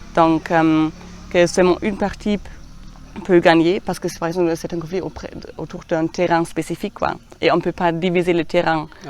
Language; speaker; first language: French; non-native, fluent; German